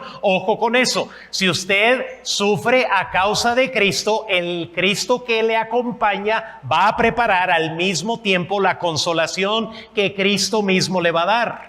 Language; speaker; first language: Spanish; non-native, fluent; English